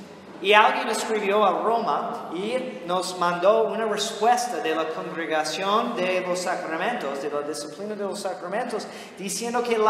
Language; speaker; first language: Spanish; non-native, fluent; English